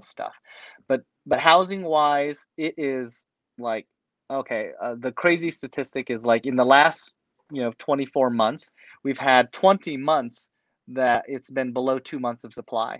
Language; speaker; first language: English; native; English